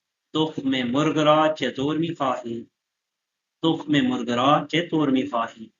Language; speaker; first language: Persian; non-native, fluent; Urdu